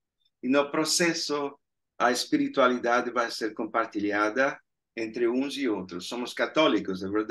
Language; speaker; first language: Portuguese; non-native, fluent; Spanish